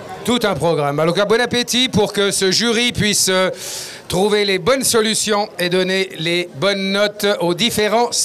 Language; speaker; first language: French; native; French